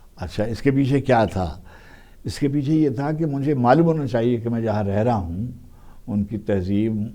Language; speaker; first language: Urdu; native; Urdu